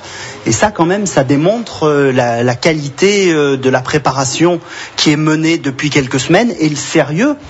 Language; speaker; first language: French; native; French